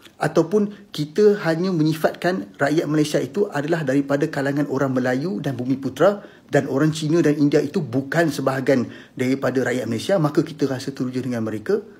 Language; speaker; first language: Malay; native; Malay